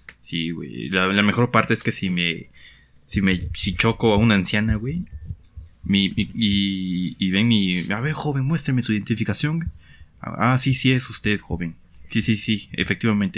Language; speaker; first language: Spanish; native; Spanish